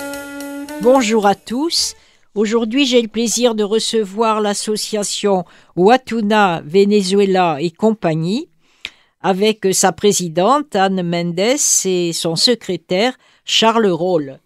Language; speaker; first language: French; native; French